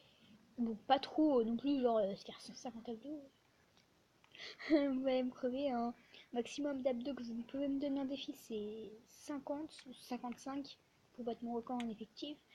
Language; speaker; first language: French; native; French